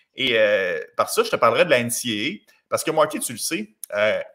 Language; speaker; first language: French; native; French